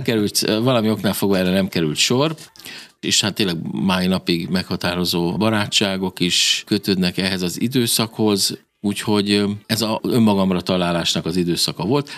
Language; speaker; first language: Hungarian; native; Hungarian